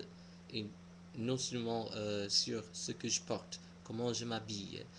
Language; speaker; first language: French; non-native, fluent; English